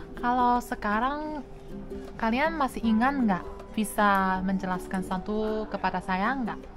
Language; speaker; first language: Indonesian; non-native, fluent; Chinese